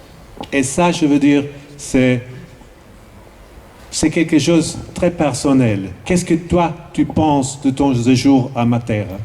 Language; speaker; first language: French; non-native, fluent; Swedish